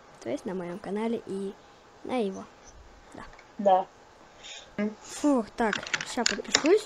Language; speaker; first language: Russian; native; Russian